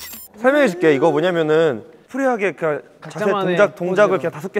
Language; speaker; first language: Korean; native; Korean